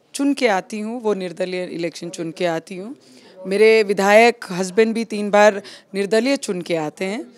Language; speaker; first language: Hindi; non-native, local second language; Marathi